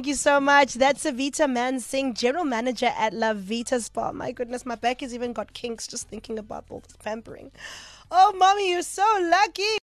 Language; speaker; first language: English; native; English